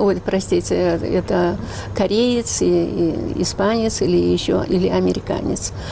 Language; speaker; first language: Russian; native; Russian